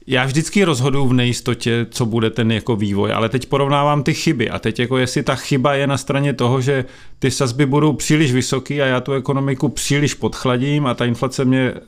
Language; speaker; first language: Czech; native; Czech